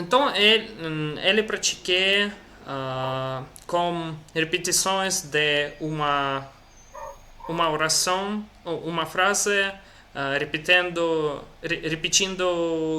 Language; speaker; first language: Portuguese; non-native, learner; Russian